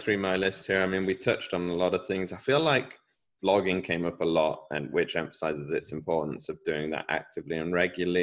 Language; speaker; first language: English; native; English